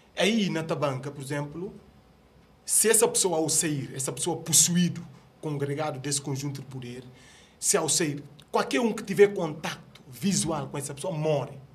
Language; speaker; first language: Portuguese; non-native, local second language; Upper Guinea Crioulo